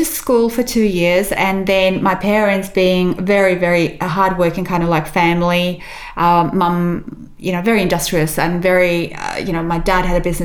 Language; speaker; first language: English; early bilingual, other home language; Macedonian